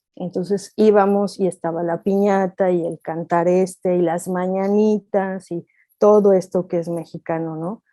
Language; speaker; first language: Spanish; native; Spanish